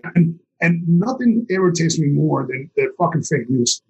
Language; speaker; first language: English; native; English